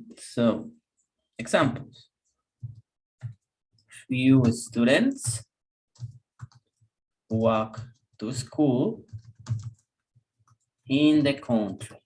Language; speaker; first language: English; non-native, fluent; Spanish